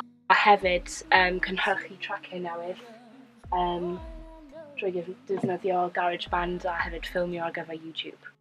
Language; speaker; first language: Welsh; non-native, local second language; English